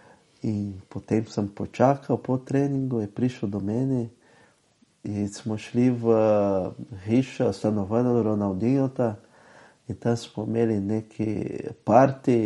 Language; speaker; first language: Slovenian; non-native, fluent; Portuguese